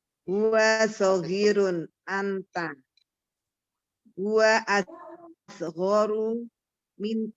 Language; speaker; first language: Arabic; non-native, learner; Indonesian